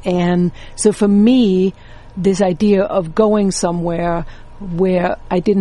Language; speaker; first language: English; non-native, fluent; Danish